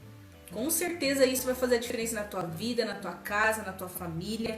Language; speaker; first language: Portuguese; native; Portuguese